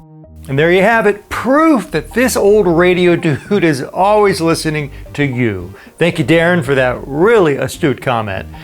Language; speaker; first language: English; native; English